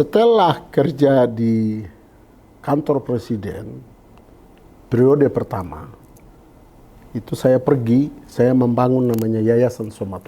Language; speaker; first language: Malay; non-native, local second language; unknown